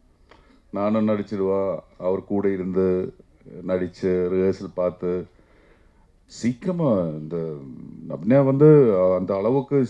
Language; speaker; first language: Tamil; non-native, learner; Malayalam